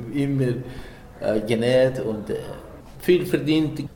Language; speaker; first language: German; non-native, learner; Persian